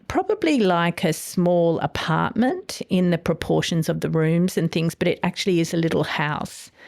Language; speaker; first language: English; native; English